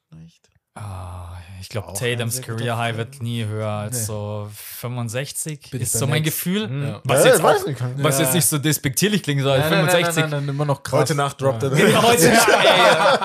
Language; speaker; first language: German; native; German